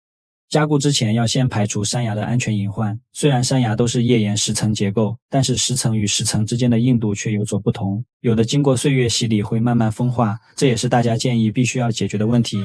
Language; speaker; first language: Chinese; native; Chinese